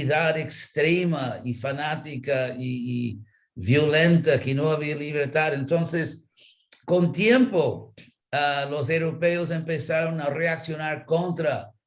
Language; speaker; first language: Spanish; non-native, fluent; English